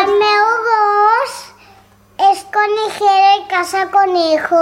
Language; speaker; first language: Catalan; non-native, local second language; Spanish